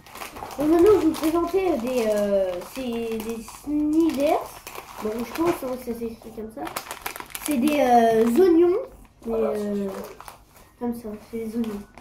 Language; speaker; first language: French; native; French